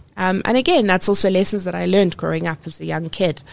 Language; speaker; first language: English; native; English